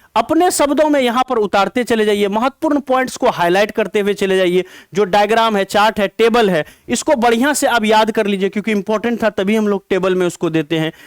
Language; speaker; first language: Hindi; native; Hindi